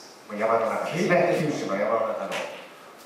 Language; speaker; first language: Japanese; native; Japanese